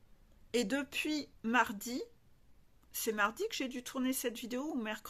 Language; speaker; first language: French; native; French